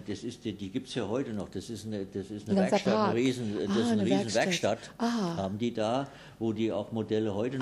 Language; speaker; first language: German; native; German